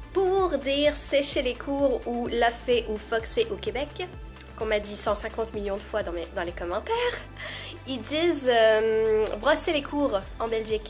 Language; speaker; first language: French; native; French